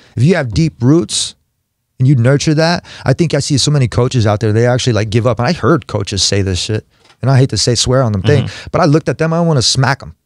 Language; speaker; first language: English; native; English